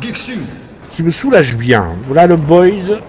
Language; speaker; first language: French; native; French